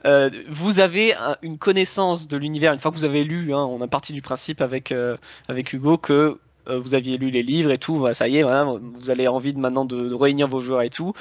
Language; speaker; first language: French; native; French